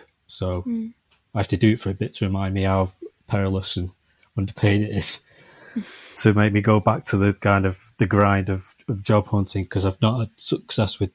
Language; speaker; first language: English; native; English